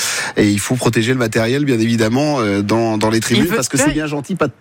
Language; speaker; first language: French; native; French